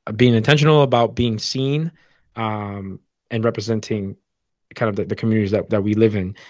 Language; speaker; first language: English; native; English